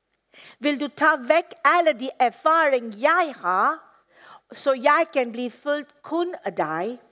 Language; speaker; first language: Danish; non-native, fluent; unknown